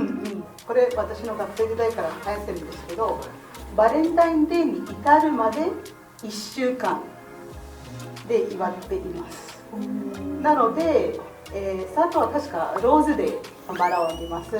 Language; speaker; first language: Japanese; non-native, fluent; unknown